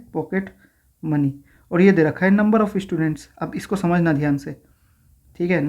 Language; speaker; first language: Hindi; native; Hindi